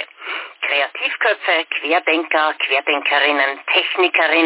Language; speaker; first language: German; native; German